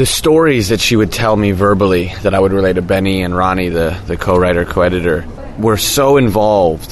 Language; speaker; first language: English; native; English